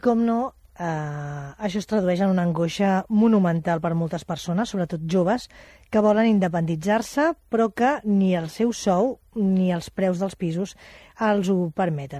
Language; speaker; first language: Catalan; native; Catalan